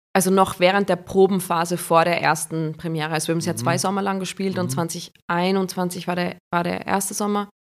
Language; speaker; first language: German; native; German